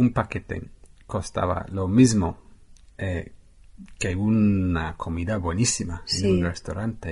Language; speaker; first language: Spanish; non-native, fluent; English